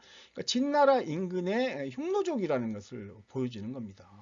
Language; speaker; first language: Korean; native; Korean